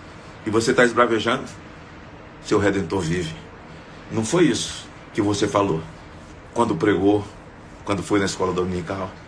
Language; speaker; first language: Portuguese; native; Portuguese